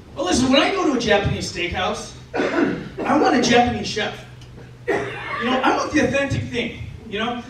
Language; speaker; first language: English; native; English